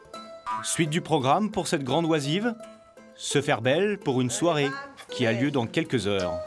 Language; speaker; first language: French; native; French